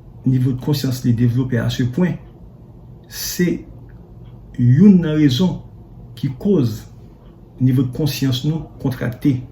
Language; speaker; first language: French; non-native, learner; Haitian Creole